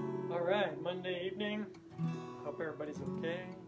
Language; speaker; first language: English; native; English